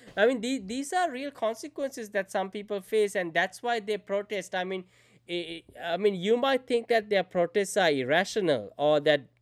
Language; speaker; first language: English; non-native, local second language; Sinhala